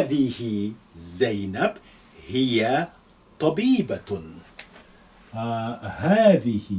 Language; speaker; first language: Arabic; non-native, fluent; English